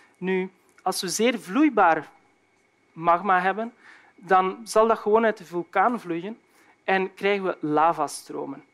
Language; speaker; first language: Dutch; native; Dutch